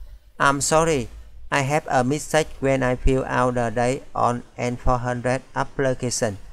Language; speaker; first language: English; non-native, fluent; Vietnamese